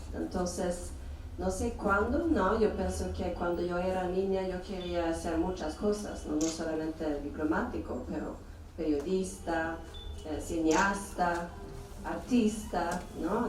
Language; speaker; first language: Spanish; non-native, fluent; Swedish